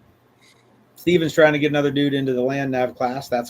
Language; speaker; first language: English; native; English